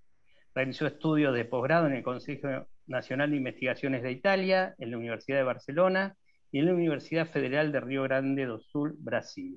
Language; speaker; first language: Spanish; native; Spanish